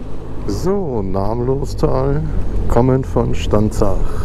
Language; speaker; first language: German; native; German